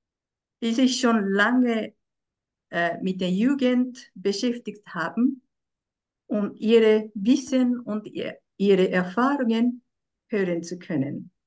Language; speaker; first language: German; non-native, fluent; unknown